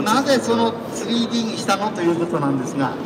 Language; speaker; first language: Japanese; native; Japanese